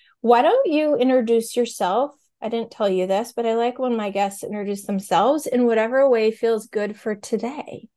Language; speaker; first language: English; native; English